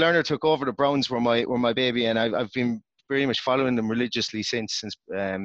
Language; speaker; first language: English; native; English